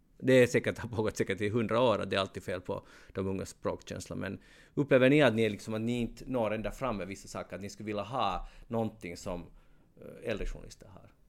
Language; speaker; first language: Swedish; native; Swedish